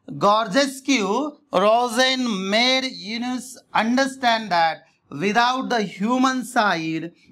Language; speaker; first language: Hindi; non-native, local second language; Marathi